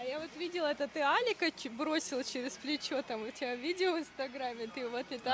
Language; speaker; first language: Russian; native; Russian